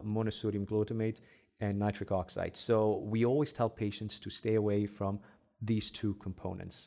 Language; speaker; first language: English; non-native, fluent; Arabic